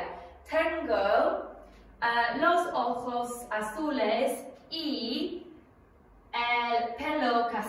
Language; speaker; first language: Spanish; non-native, learner; English